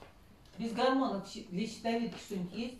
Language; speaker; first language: Russian; non-native, learner; Chinese